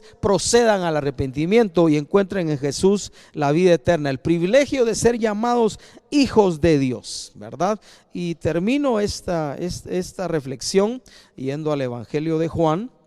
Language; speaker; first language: Spanish; native; Spanish